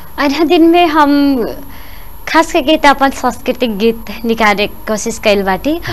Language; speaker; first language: Bhojpuri; non-native, local second language; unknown